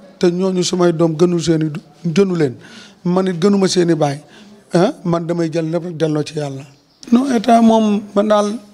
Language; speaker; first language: Wolof; native; Wolof